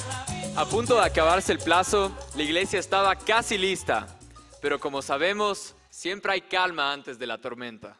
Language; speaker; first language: Spanish; native; Spanish